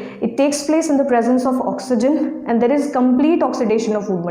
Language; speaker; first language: English; non-native, local second language; Hindi